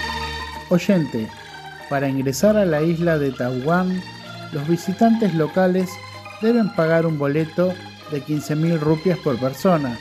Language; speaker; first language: Spanish; non-native, fluent; Indonesian